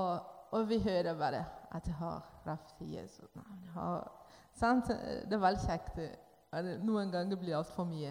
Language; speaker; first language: Norwegian; non-native, learner; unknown